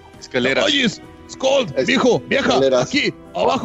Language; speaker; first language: Spanish; native; Spanish